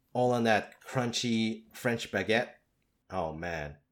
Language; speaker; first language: English; native; English